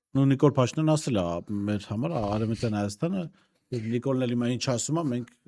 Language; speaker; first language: Armenian; native; Armenian